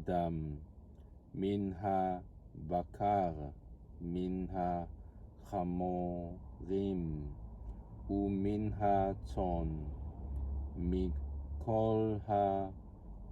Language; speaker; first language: Hebrew; non-native, learner; Japanese